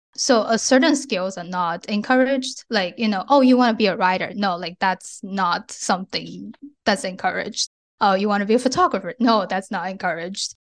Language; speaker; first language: English; non-native, fluent; Chinese